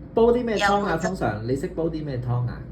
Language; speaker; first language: Cantonese; native; Cantonese